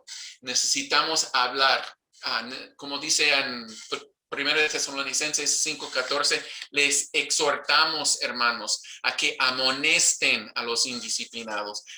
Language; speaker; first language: Spanish; non-native, fluent; English